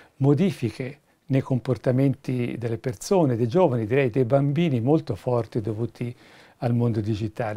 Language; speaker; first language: Italian; native; Italian